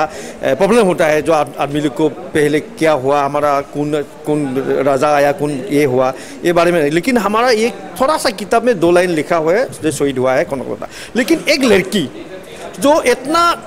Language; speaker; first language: Hindi; non-native, local second language; Assamese